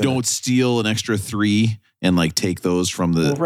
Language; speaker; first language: English; native; English